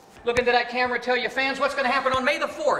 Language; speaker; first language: English; native; English